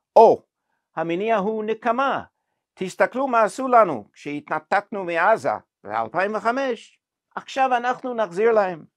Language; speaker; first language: Hebrew; non-native, fluent; English